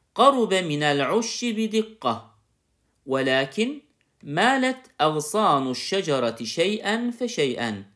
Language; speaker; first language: Arabic; non-native, fluent; Turkish